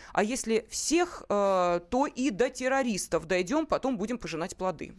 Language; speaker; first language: Russian; native; Russian